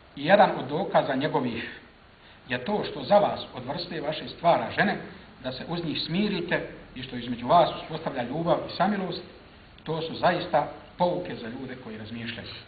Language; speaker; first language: Bosnian; native; Bosnian